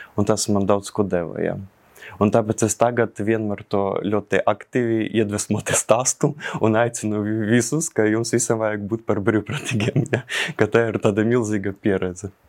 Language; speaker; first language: Latvian; non-native, local second language; Russian